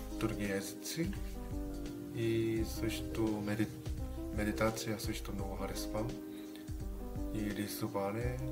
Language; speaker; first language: Bulgarian; non-native, learner; Korean